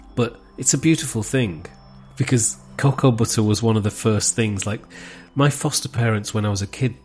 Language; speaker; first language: English; native; English